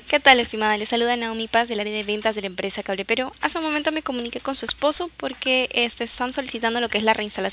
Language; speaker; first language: Spanish; native; Spanish